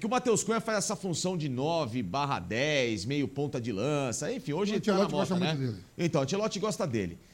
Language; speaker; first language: Portuguese; native; Portuguese